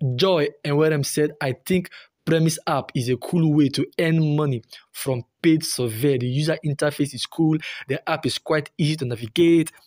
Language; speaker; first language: English; non-native, local second language; Igbo